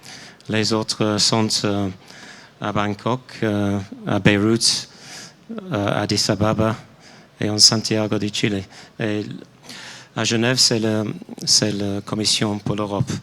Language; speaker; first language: French; non-native, fluent; English